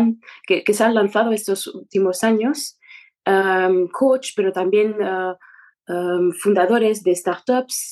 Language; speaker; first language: Spanish; non-native, fluent; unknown